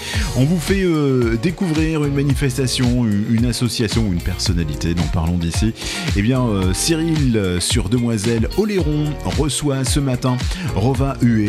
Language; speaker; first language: French; native; French